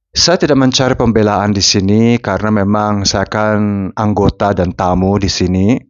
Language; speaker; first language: Indonesian; non-native, fluent; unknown